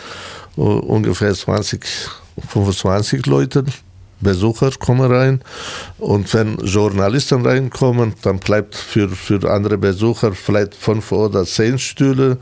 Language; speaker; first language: German; non-native, learner; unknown